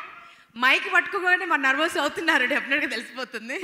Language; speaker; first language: Telugu; native; Telugu